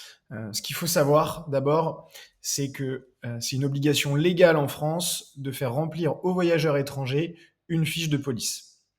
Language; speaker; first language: French; native; French